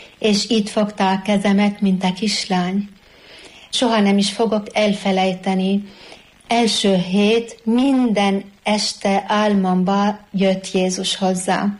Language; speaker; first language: Hungarian; non-native, fluent; Arabic